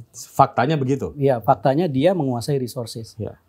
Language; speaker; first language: Indonesian; native; Indonesian